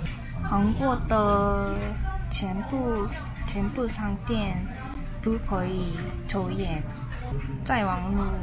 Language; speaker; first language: Chinese; non-native, learner; Korean